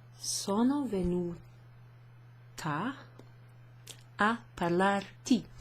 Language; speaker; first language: Italian; non-native, fluent; English